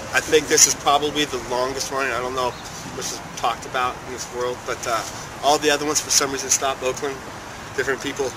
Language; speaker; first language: English; native; English